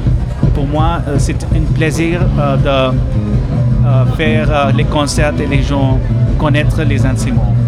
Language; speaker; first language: French; non-native, learner; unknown